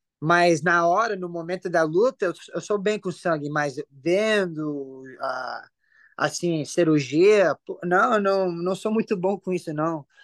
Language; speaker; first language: Portuguese; early bilingual, heritage; English